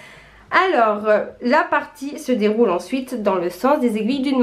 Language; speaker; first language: French; native; French